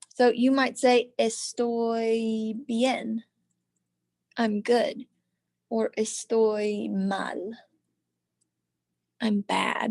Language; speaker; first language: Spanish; non-native, learner; English